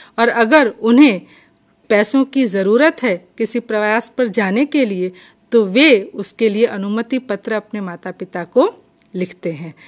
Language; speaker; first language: Hindi; non-native, local second language; Gujarati